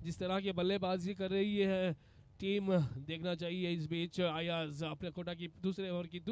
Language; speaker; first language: Hindi; non-native, local second language; Kannada